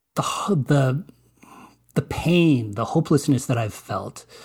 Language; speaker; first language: English; native; English